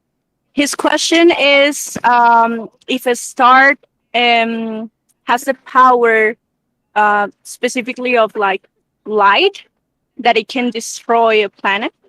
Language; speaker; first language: English; non-native, fluent; Spanish